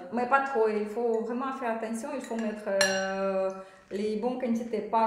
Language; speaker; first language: French; non-native, learner; Russian